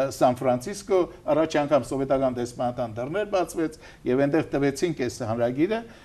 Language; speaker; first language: Armenian; native; Armenian